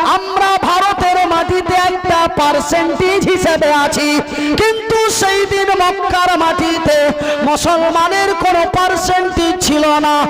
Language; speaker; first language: Bangla; native; Bangla